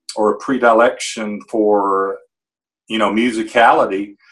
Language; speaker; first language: English; native; English